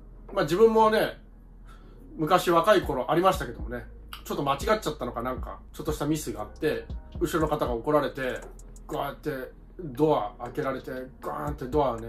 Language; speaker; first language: Japanese; native; Japanese